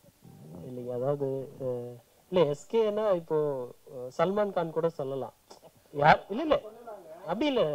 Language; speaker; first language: Tamil; native; Tamil